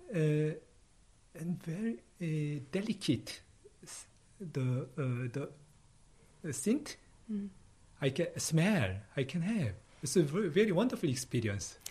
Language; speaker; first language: English; non-native, fluent; Korean